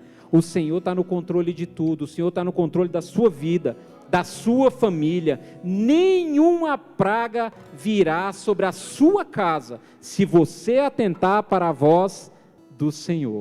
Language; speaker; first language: Portuguese; native; Portuguese